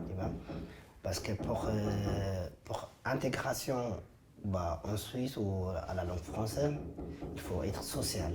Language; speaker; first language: French; non-native, fluent; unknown